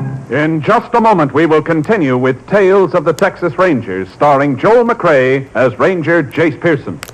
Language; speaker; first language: English; native; English